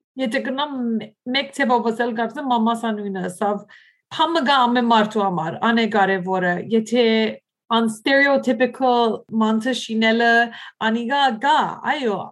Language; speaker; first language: Armenian; early bilingual, heritage; Armenian